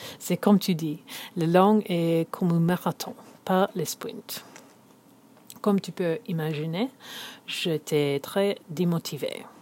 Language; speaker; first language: French; non-native, learner; English